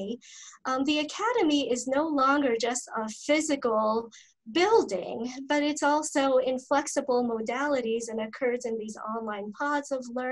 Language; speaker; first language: English; native; English